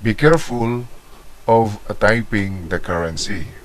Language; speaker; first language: English; non-native, local second language; Filipino